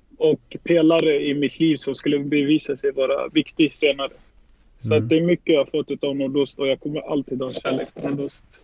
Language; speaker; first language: Swedish; early bilingual, other home language; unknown